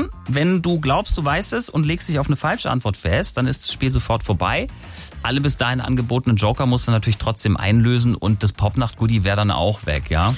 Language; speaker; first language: German; native; German